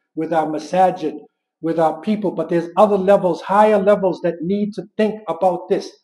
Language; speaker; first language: English; native; English